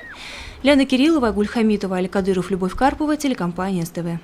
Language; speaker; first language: Russian; native; Russian